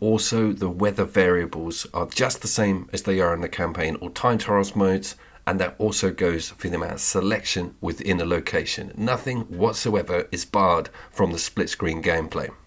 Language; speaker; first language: English; native; English